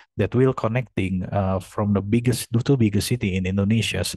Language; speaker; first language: English; non-native, fluent; Indonesian